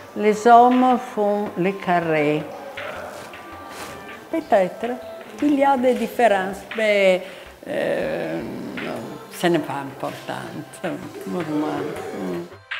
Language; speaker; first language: French; non-native, learner; Italian